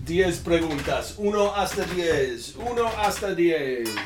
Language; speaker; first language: Spanish; non-native, fluent; English